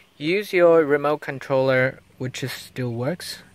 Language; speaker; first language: English; non-native, learner; Chinese